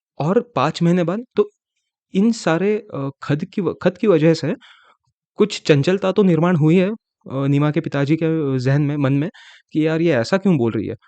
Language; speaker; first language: Hindi; non-native, local second language; Marathi